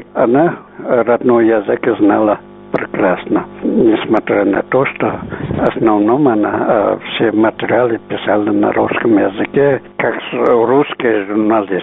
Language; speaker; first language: Russian; non-native, fluent; Uzbek